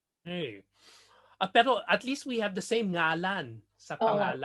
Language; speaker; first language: Filipino; native; Filipino